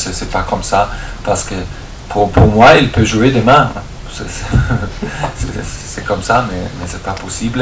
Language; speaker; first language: French; non-native, fluent; German